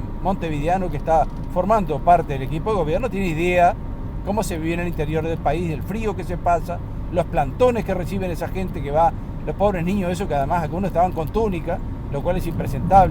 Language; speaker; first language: Spanish; native; Spanish